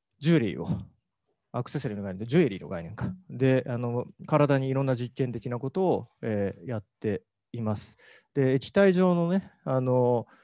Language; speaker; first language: Japanese; native; Japanese